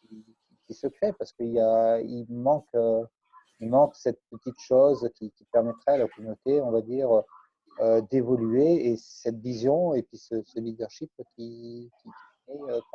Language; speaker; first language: French; native; French